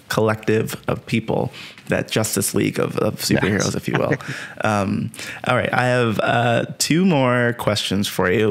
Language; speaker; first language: English; native; English